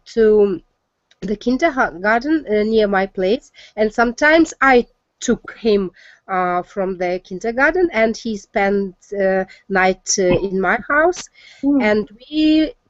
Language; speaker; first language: English; non-native, learner; Russian